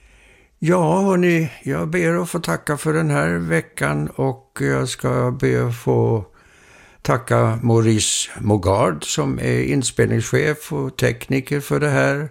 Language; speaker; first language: Swedish; native; Swedish